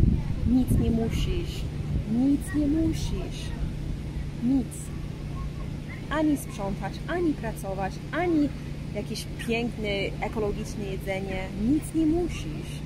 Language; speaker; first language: Polish; non-native, fluent; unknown